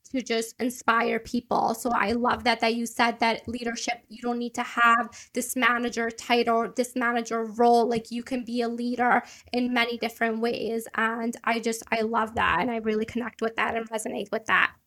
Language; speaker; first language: English; early bilingual, other home language; Italian